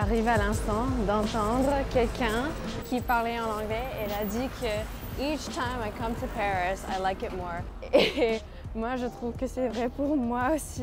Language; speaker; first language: French; non-native, fluent; English